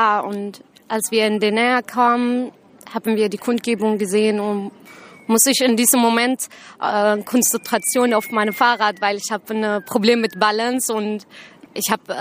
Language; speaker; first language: German; non-native, learner; Arabic